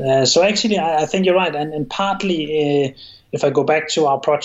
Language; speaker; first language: English; non-native, fluent; Danish